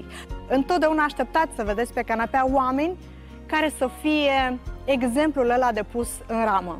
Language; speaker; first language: Romanian; native; Romanian